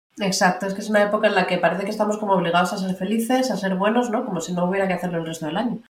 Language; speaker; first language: Spanish; native; Spanish